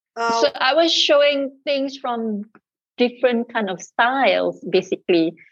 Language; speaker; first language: English; non-native, local second language; Malay